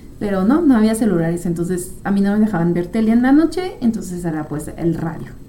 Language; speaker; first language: Spanish; non-native, fluent; French